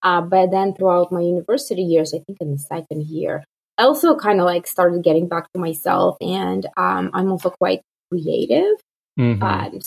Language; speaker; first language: English; non-native, fluent; Russian